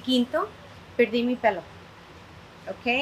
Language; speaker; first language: Spanish; early bilingual, heritage; Spanish